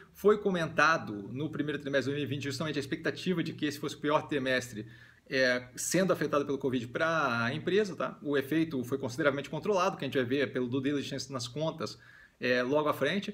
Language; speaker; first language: Portuguese; native; Portuguese